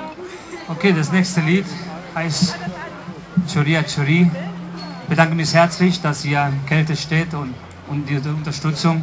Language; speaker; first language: German; non-native, fluent; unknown